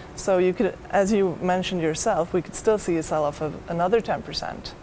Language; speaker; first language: English; non-native, fluent; Swedish